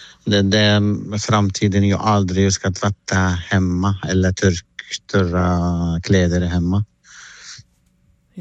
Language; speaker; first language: Swedish; non-native, learner; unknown